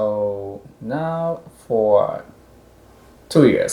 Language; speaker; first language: English; non-native, fluent; Japanese